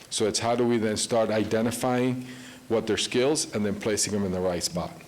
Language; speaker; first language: English; early bilingual, other home language; Spanish